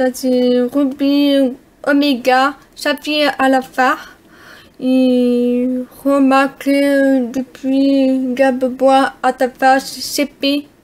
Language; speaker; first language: French; non-native, learner; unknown